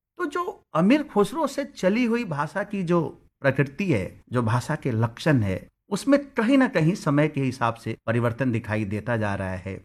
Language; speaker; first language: Hindi; native; Hindi